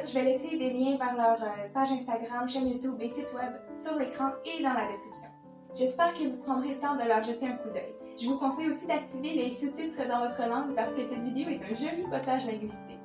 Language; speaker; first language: French; native; French